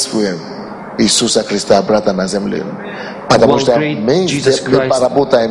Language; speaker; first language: Russian; non-native, fluent; Yoruba